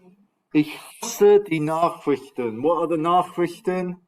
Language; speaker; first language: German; non-native, fluent; English